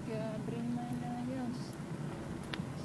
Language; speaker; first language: Dutch; non-native, learner; Filipino